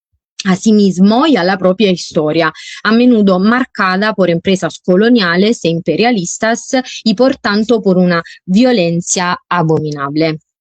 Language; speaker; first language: Spanish; non-native, fluent; Italian